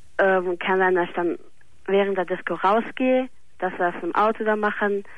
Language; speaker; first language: German; early bilingual, other home language; Italian